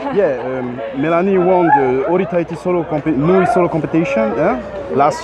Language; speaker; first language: English; non-native, learner; French